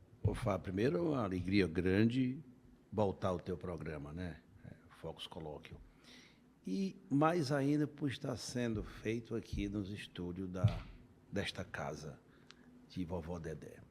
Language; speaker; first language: Portuguese; native; Portuguese